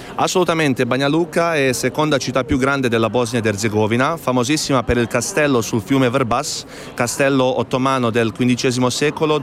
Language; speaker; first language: Italian; non-native, fluent; Bosnian